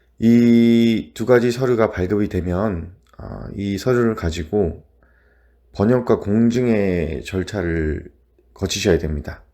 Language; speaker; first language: Korean; native; Korean